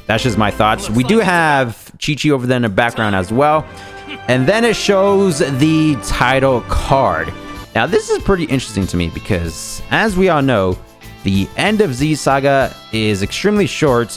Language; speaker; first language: English; native; English